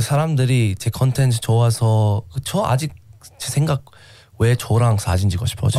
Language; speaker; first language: Korean; non-native, learner; English